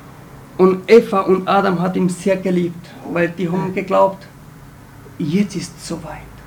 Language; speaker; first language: German; non-native, fluent; Romanian